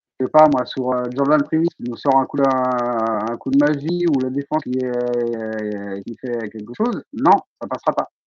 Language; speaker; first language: French; native; French